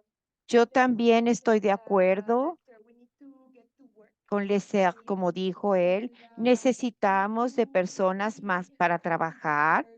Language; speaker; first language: Spanish; non-native, fluent; Portuguese